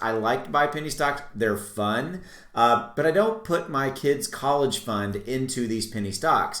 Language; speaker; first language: English; native; English